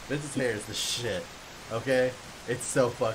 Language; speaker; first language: English; native; English